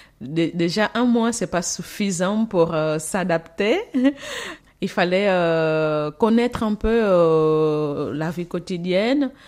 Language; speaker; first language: French; non-native, fluent; Portuguese